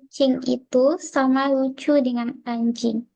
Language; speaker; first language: Indonesian; non-native, learner; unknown